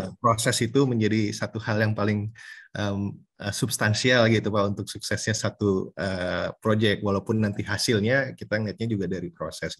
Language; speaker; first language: Indonesian; native; Indonesian